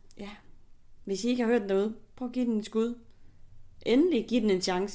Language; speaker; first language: Danish; native; Danish